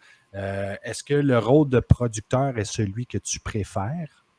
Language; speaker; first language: French; native; French